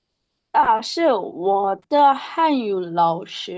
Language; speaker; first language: Chinese; non-native, learner; Indonesian